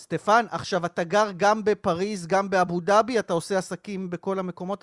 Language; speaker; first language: Hebrew; native; Hebrew